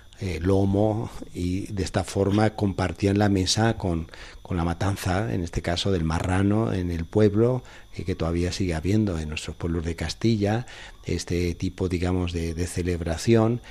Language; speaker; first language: Spanish; native; Spanish